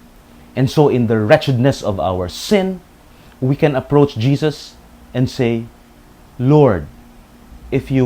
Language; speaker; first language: English; non-native, local second language; Filipino